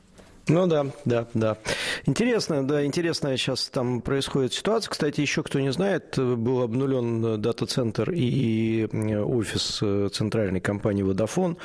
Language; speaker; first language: Russian; native; Russian